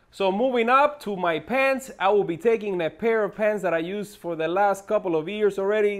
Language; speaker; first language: English; native; English